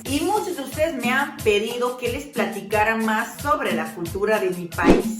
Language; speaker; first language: Spanish; non-native, fluent; Serbian